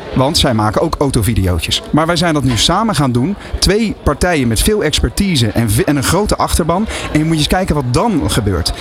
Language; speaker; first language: Dutch; native; Dutch